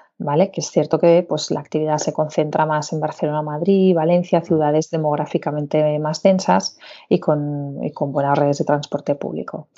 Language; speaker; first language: Spanish; native; Spanish